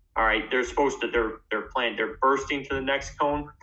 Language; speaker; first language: English; native; English